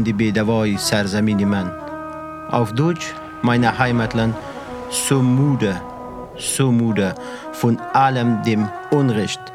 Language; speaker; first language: German; non-native, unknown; Persian